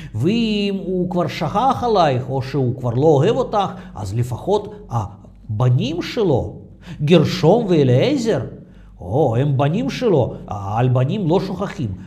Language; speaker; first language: Hebrew; non-native, fluent; Russian